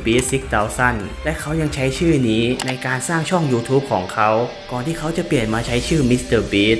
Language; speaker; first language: Thai; native; Thai